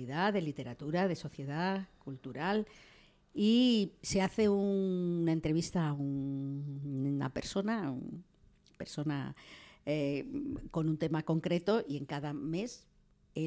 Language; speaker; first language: Spanish; native; Spanish